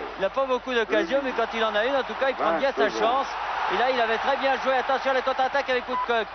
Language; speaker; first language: French; native; French